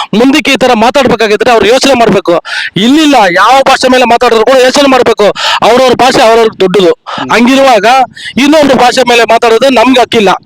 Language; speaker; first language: Kannada; native; Kannada